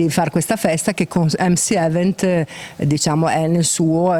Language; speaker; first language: Italian; native; Italian